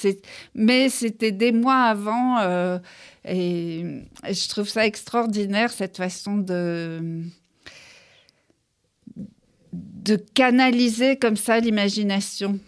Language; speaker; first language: French; native; French